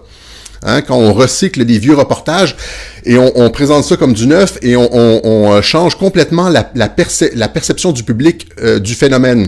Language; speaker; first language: French; native; French